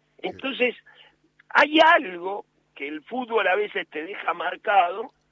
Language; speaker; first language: Spanish; native; Spanish